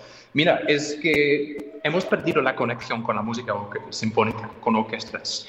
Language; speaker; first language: Spanish; non-native, fluent; English